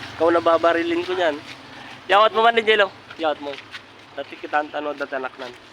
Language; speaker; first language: Filipino; native; Filipino